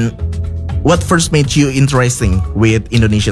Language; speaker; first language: English; non-native, learner; Indonesian